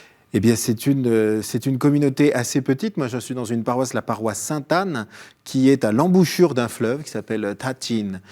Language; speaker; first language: French; native; French